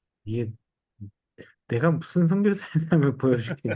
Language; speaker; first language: Korean; native; Korean